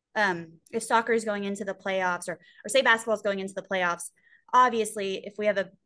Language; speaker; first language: English; native; English